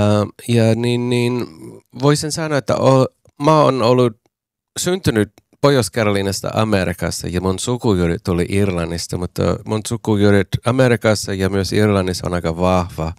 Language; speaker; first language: Finnish; non-native, fluent; English